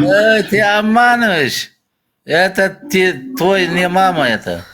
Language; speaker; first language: Russian; non-native, learner; Uzbek